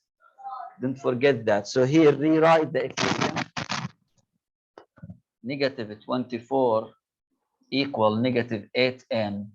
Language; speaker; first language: English; non-native, local second language; Arabic